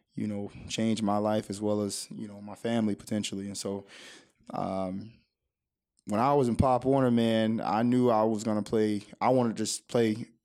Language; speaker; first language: English; native; English